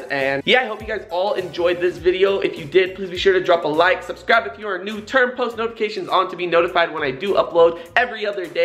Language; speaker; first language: English; native; English